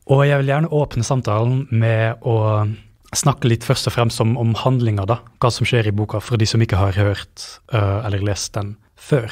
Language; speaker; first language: Norwegian; native; Norwegian